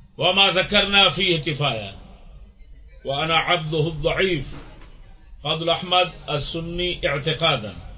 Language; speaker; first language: Arabic; non-native, fluent; Urdu